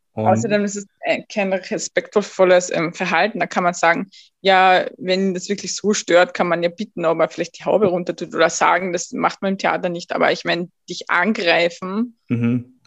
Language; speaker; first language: German; native; German